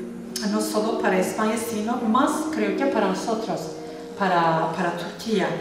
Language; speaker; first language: Spanish; non-native, fluent; Turkish